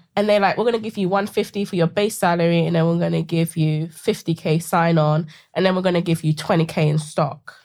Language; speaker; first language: English; native; English